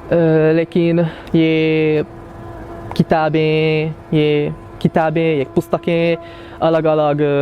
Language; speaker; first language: Hindi; non-native, fluent; Hungarian